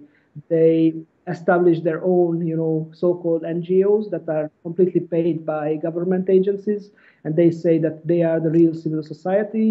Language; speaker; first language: English; non-native, fluent; Hungarian